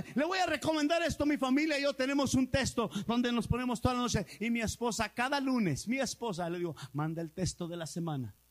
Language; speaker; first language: Spanish; early bilingual, heritage; Spanish